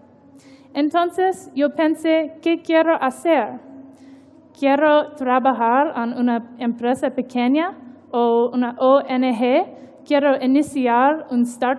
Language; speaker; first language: Spanish; non-native, learner; English